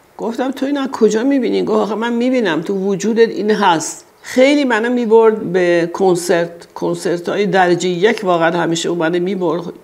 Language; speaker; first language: Persian; early bilingual, heritage; Persian